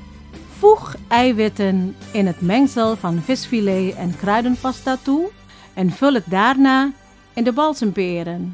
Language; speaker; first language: Dutch; non-native, fluent; Indonesian